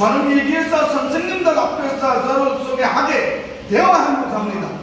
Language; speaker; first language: Korean; non-native, fluent; Bangla